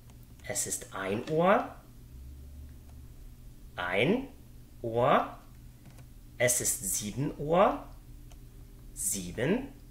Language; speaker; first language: German; non-native, fluent; English